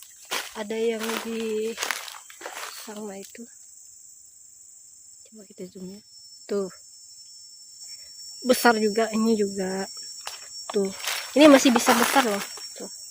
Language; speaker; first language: Indonesian; native; Indonesian